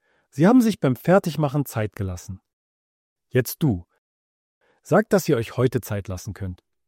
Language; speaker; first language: German; native; German